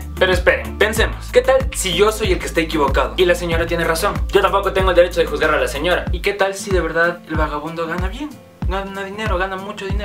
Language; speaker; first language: Spanish; native; Spanish